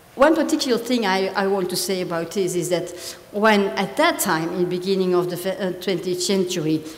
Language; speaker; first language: English; non-native, fluent; Dutch